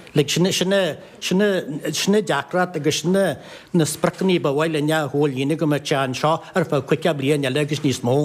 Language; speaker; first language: Irish; native; Irish